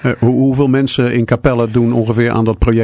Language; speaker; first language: Dutch; native; Dutch